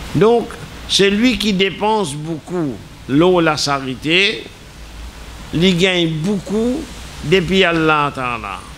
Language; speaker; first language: French; non-native, local second language; Morisyen